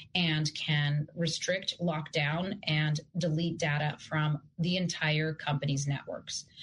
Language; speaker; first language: English; non-native, fluent; Russian